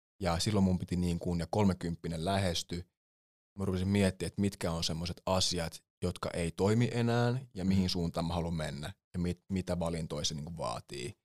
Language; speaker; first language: Finnish; early bilingual, other home language; English